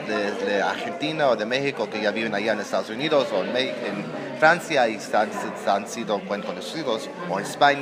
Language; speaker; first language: Spanish; non-native, learner; English